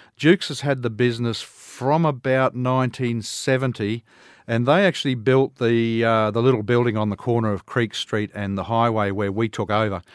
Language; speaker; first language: English; native; English